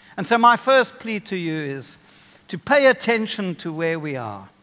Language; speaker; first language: English; native; English